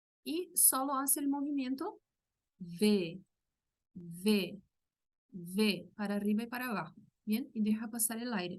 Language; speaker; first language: Spanish; non-native, local second language; Portuguese